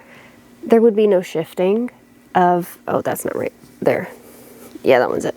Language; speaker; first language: English; native; English